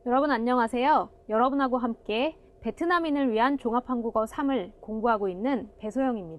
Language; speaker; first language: Korean; native; Korean